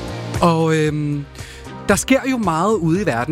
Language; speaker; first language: Danish; native; Danish